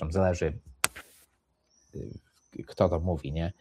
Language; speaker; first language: Polish; early bilingual, heritage; English